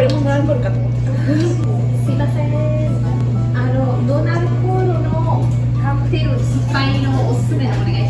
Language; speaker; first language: Japanese; non-native, fluent; Italian